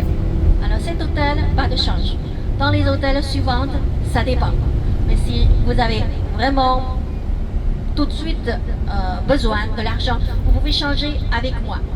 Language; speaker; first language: French; non-native, fluent; Chinese